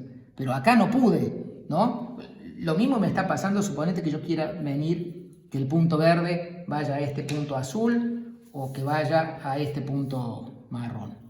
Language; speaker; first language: Spanish; native; Spanish